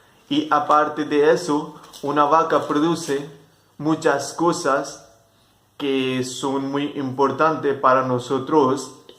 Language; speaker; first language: Spanish; non-native, fluent; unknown